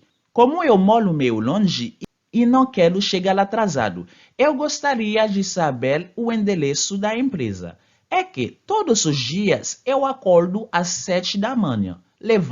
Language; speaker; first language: Portuguese; non-native, fluent; Haitian Creole